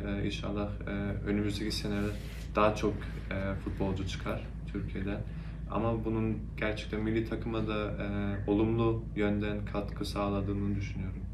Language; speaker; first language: Turkish; early bilingual, heritage; Turkish